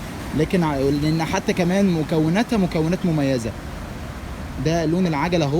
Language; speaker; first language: Arabic; native; Arabic